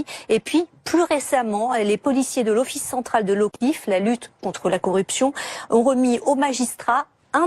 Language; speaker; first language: French; native; French